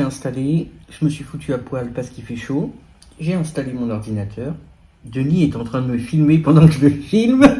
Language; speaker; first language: French; native; French